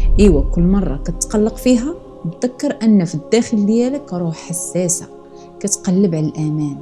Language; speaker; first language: Arabic; native; Arabic